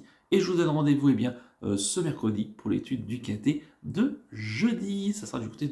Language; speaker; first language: French; native; French